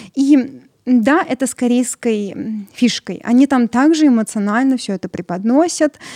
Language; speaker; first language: Russian; early bilingual, other home language; Georgian